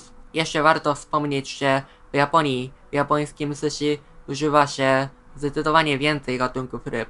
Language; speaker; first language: Polish; non-native, fluent; Japanese